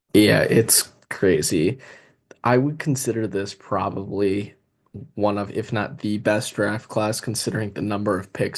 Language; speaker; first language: English; native; English